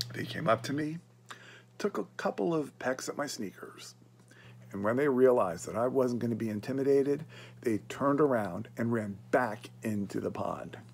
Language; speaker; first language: English; native; English